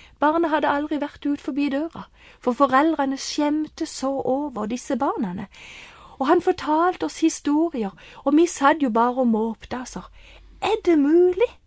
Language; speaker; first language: Norwegian; native; Norwegian